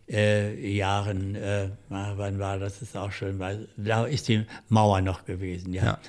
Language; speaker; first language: German; native; German